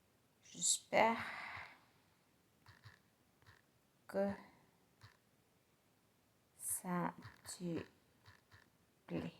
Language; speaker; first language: French; non-native, learner; Spanish